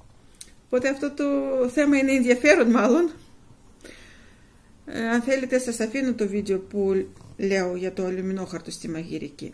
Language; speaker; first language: Greek; non-native, fluent; Russian